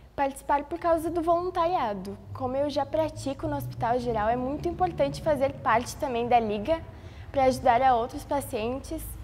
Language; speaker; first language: Portuguese; early bilingual, other home language; Spanish